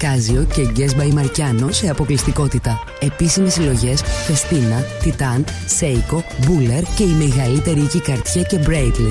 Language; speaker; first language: Greek; native; Greek